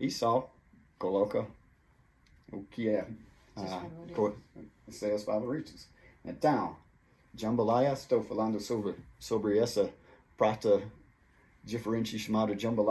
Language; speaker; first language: Portuguese; non-native, fluent; English